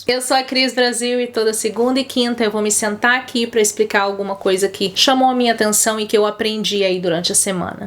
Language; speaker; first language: Portuguese; native; Portuguese